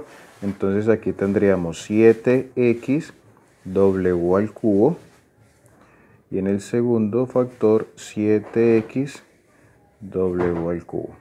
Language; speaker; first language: Spanish; native; Spanish